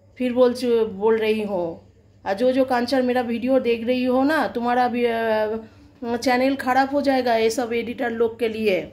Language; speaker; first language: Hindi; non-native, local second language; Bangla